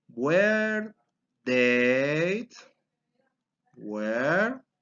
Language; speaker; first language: English; non-native, fluent; Spanish